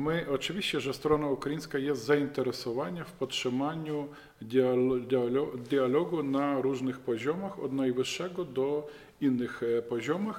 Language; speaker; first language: Polish; non-native, fluent; Ukrainian